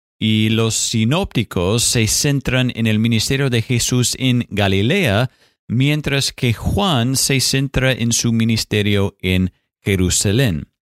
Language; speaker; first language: Spanish; non-native, fluent; English